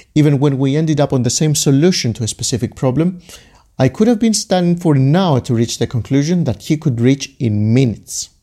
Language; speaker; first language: English; non-native, fluent; Greek